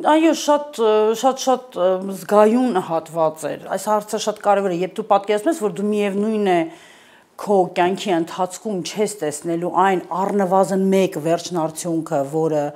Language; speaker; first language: Armenian; native; Armenian